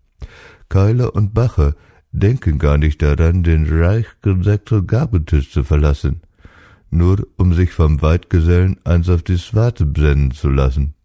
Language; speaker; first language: German; native; German